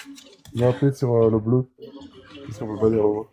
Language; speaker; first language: French; native; French